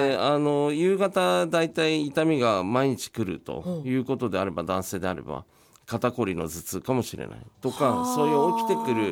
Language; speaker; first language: Japanese; native; Japanese